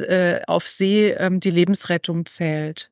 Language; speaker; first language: German; native; German